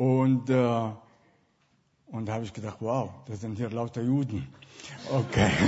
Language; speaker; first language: German; non-native, fluent; Arabic